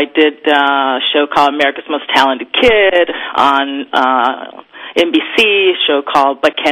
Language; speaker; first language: English; native; English